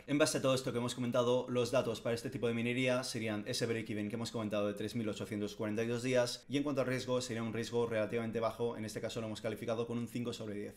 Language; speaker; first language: Spanish; native; Spanish